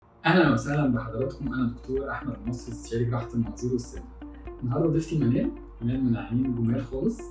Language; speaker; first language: Arabic; native; Arabic